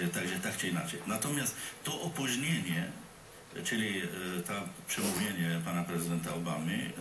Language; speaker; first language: Polish; non-native, fluent; Arabic